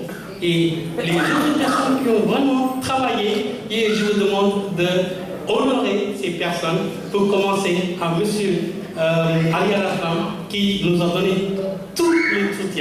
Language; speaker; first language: French; non-native, fluent; Tamil